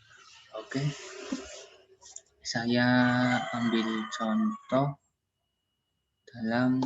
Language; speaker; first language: Indonesian; native; Indonesian